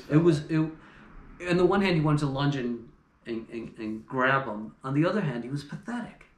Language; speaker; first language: English; native; English